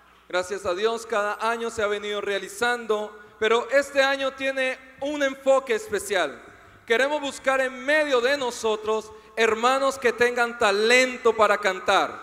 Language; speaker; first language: Spanish; native; Spanish